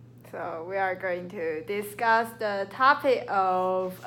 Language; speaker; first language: English; non-native, learner; Chinese